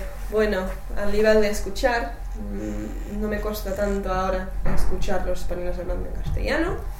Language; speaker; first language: Spanish; non-native, fluent; English